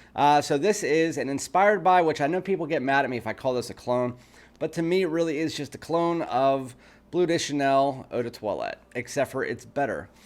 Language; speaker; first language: English; native; English